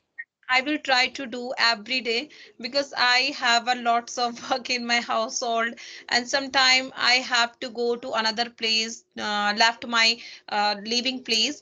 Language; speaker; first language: English; non-native, learner; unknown